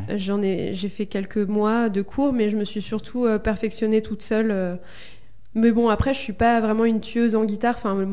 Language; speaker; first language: French; early bilingual, other home language; Spanish